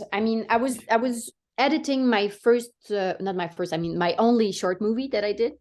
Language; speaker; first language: English; non-native, fluent; French